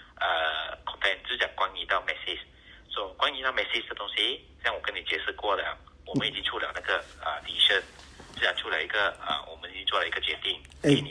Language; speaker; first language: Chinese; native; Chinese